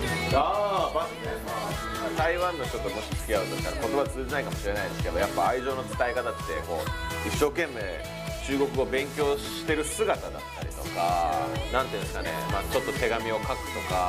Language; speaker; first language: Japanese; native; Japanese